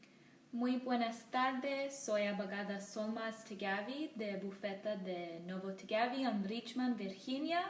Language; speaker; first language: Spanish; non-native, learner; English